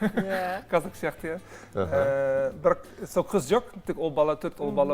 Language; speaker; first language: Kazakh; non-native, learner; Dutch